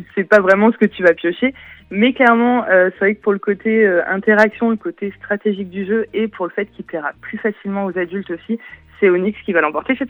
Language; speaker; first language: French; native; French